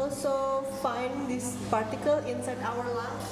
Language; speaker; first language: English; non-native, fluent; Indonesian